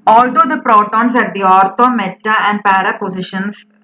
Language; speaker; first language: English; non-native, local second language; Malayalam